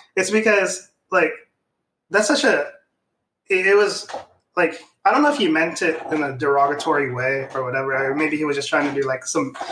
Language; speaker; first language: English; non-native, local second language; Filipino